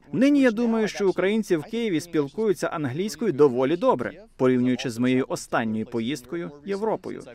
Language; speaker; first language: Ukrainian; non-native, fluent; English